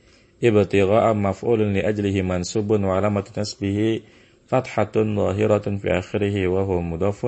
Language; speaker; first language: Arabic; non-native, fluent; Indonesian